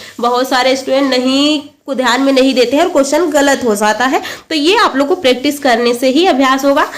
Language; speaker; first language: Hindi; native; Hindi